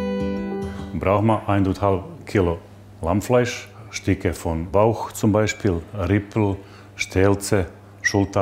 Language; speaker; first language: German; non-native, learner; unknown